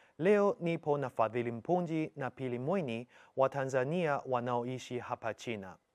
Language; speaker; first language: Swahili; non-native, fluent; Chinese